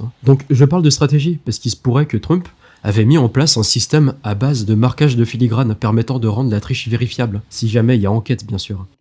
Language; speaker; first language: French; native; French